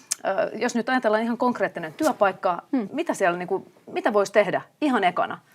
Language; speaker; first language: Finnish; native; Finnish